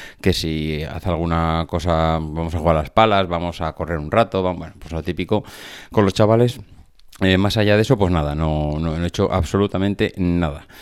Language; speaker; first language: Spanish; native; Spanish